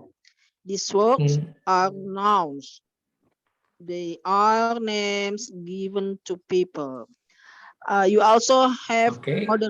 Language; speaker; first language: English; non-native, learner; Indonesian